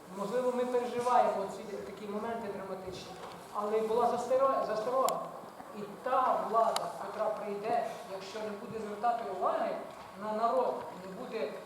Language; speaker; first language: Ukrainian; native; Ukrainian